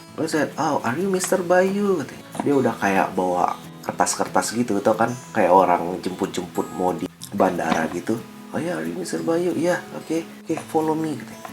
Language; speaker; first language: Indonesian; native; Indonesian